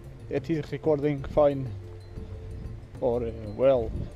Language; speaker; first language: English; non-native, learner; Portuguese